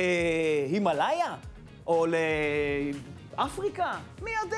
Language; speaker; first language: Hebrew; native; Hebrew